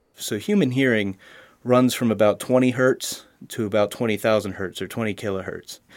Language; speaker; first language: English; native; English